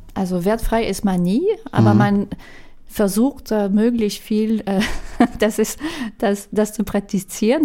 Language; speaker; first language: German; non-native, fluent; French